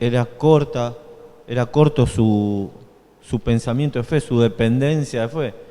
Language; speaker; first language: Spanish; native; Spanish